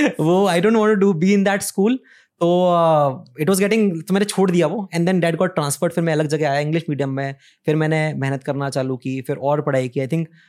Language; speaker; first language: Hindi; native; Hindi